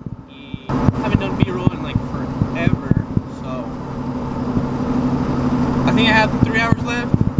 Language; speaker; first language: English; early bilingual, other home language; Spanish